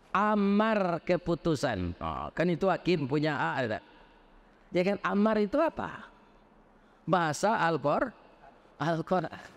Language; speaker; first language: Indonesian; non-native, local second language; Minangkabau